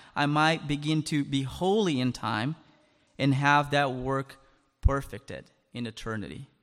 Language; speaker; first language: English; non-native, fluent; Portuguese